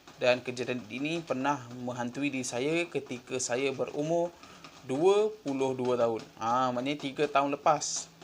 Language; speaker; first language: Malay; native; Malay